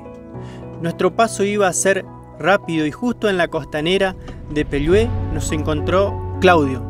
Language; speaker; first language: Spanish; native; Spanish